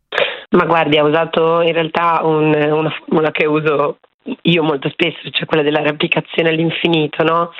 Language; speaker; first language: Italian; native; Italian